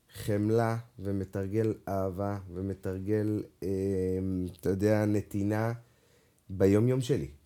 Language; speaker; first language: Hebrew; non-native, local second language; Arabic